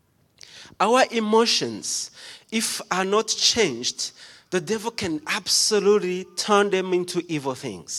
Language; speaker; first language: English; non-native, local second language; Kinyarwanda